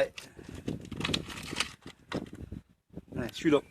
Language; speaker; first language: French; native; French